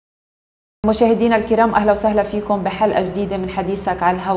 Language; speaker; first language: Arabic; native; Arabic